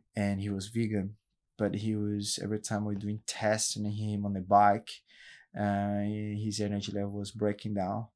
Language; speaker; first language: English; non-native, learner; Portuguese